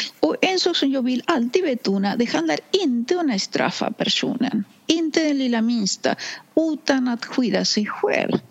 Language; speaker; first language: Swedish; non-native, fluent; Spanish